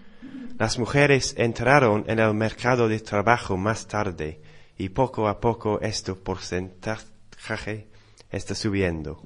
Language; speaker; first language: Spanish; non-native, learner; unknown